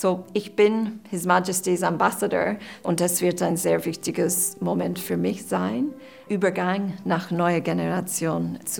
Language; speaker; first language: German; non-native, fluent; English